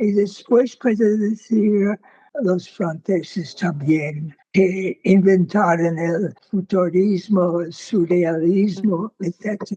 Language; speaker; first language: Spanish; non-native, fluent; English